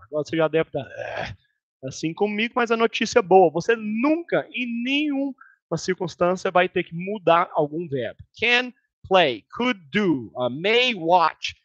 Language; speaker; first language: Portuguese; native; Portuguese